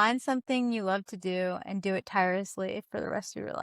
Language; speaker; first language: English; native; English